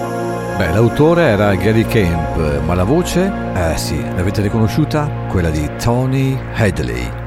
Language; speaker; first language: Italian; native; Italian